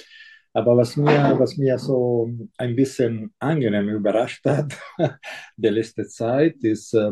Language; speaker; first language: German; non-native, local second language; Italian